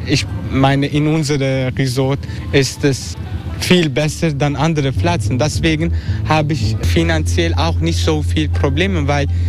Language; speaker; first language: German; non-native, learner; Turkish